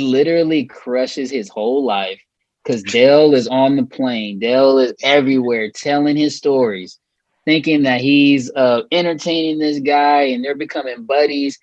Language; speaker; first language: English; native; English